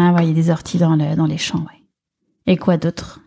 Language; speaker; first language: French; native; French